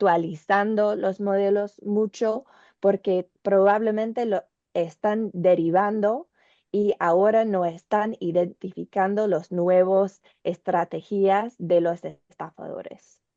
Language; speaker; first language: Spanish; non-native, learner; English